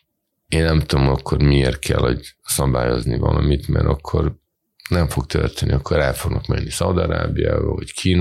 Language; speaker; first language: Hungarian; non-native, fluent; Serbian